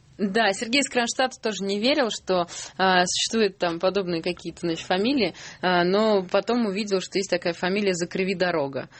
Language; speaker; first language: Russian; native; Russian